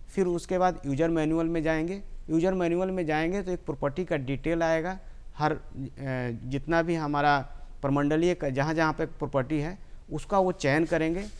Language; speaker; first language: Hindi; native; Hindi